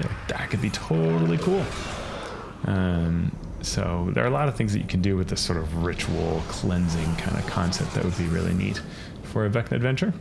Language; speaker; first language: English; native; English